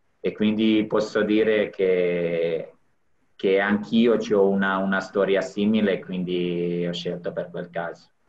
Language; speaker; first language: Italian; non-native, fluent; Serbian